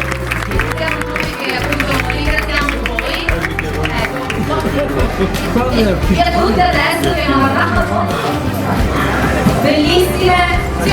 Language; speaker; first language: Italian; native; Italian